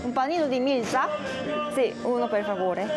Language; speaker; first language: Italian; non-native, learner; Korean